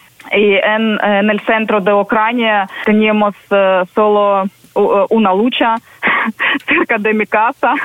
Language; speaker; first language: Spanish; non-native, learner; Ukrainian